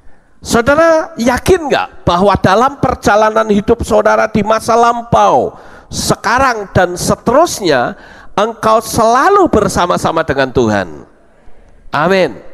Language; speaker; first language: Indonesian; native; Indonesian